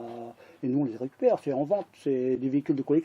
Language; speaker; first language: French; native; French